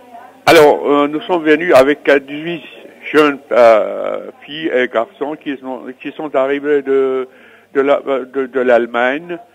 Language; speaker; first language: French; non-native, learner; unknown